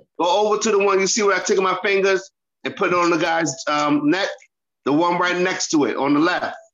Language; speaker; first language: English; native; English